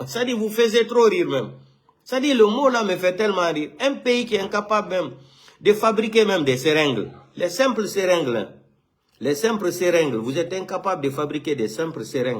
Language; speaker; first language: French; non-native, local second language; Fula